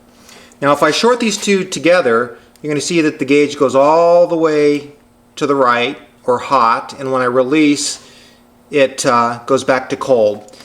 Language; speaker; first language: English; native; English